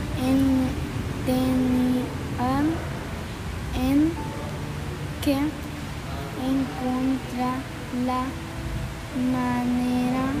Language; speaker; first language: Spanish; non-native, learner; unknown